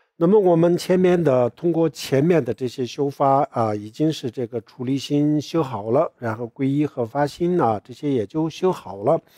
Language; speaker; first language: Chinese; non-native, local second language; Tibetan